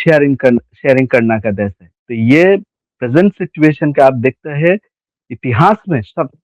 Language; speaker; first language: Hindi; non-native, learner; Bangla